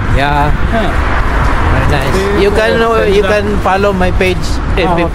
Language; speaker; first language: English; non-native, local second language; Filipino